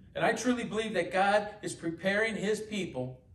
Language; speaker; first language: English; native; English